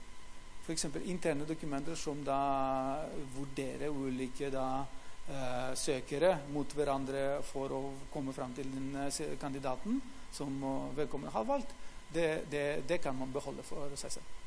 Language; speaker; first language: Norwegian; non-native, fluent; Greek